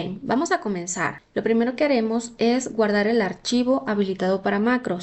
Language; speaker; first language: Spanish; native; Spanish